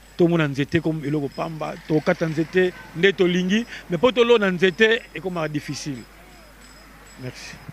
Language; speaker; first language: Lingala; native; Lingala